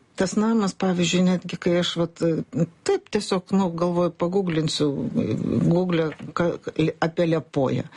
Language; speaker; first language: Lithuanian; native; Lithuanian